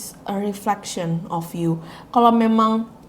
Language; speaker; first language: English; non-native, learner; Indonesian